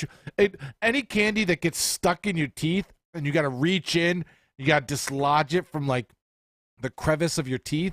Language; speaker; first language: English; native; English